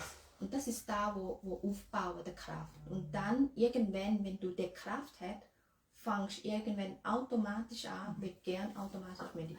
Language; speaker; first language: German; non-native, learner; Thai